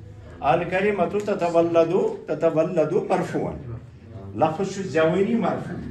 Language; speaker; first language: Arabic; non-native, fluent; Urdu